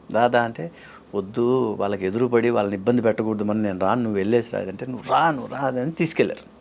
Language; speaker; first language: Telugu; native; Telugu